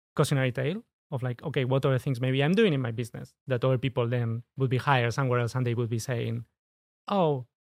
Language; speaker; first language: English; non-native, fluent; Spanish